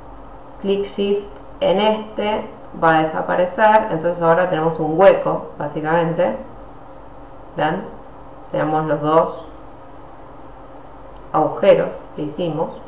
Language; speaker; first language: Spanish; native; Spanish